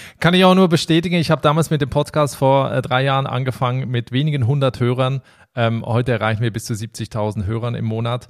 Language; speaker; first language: German; native; German